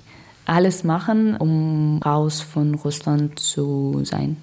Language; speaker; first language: German; non-native, learner; Russian